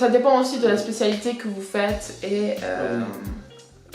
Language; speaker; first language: French; early bilingual, other home language; English